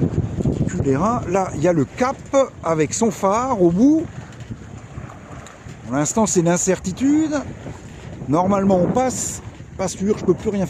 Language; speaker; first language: French; native; French